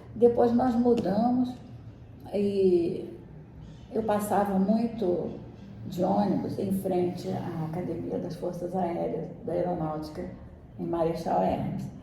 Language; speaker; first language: Portuguese; native; Portuguese